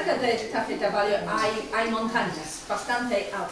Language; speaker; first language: Spanish; non-native, learner; English